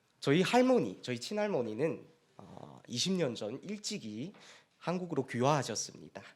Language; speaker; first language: Korean; native; Korean